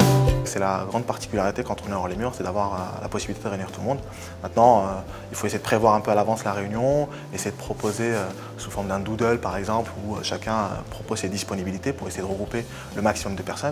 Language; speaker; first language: French; native; French